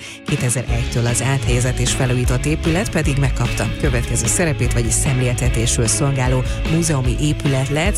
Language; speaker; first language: Hungarian; native; Hungarian